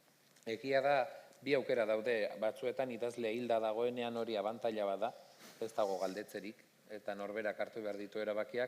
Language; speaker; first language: Basque; native; Basque